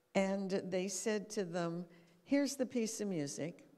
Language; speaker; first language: English; native; English